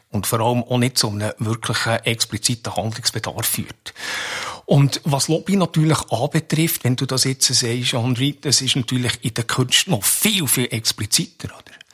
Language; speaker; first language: German; native; German